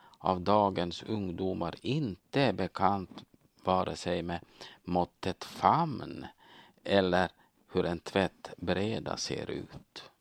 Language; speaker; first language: Swedish; native; Swedish